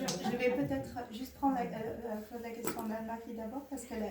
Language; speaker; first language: French; native; French